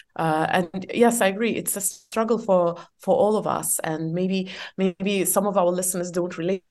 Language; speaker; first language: English; non-native, fluent; Estonian